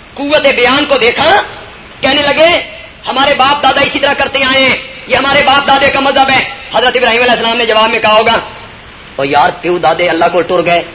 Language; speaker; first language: Urdu; non-native, local second language; Punjabi